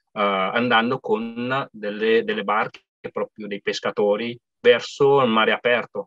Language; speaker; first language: Italian; early bilingual, other home language; Vietnamese